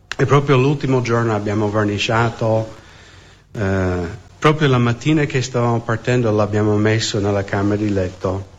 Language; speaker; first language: Italian; non-native, fluent; English